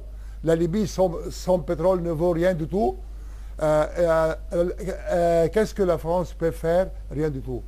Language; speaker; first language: French; non-native, local second language; Arabic